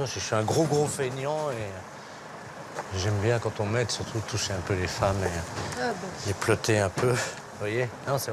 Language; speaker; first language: French; native; French